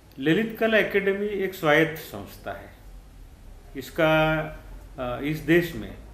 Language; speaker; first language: Hindi; non-native, local second language; Marathi